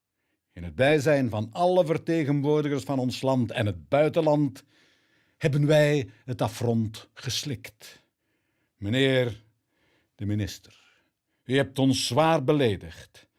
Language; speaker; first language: Dutch; native; Dutch